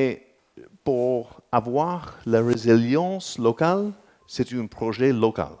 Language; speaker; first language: French; non-native, learner; English